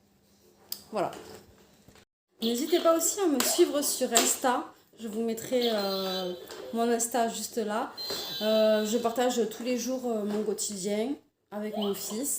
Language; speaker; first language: French; native; French